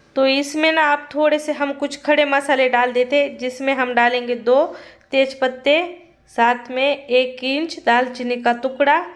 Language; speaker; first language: Hindi; non-native, local second language; Marathi